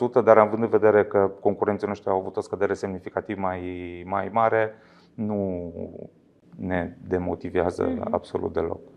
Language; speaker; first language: Romanian; native; Romanian